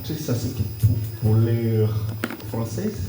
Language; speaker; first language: French; non-native, learner; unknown